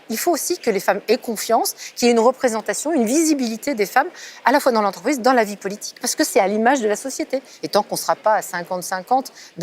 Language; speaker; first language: French; native; French